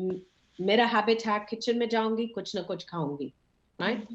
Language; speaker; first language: Hindi; early bilingual, heritage; English